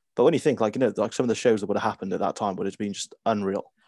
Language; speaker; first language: English; native; English